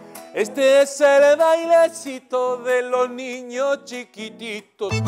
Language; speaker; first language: Spanish; native; Spanish